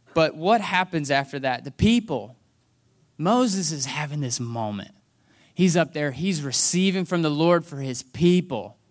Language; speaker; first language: English; native; English